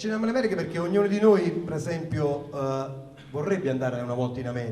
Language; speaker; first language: Italian; native; Italian